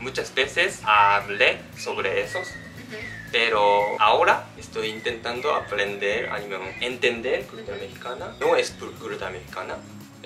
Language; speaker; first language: Spanish; non-native, learner; Japanese